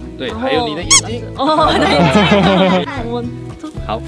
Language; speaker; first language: Chinese; native; Chinese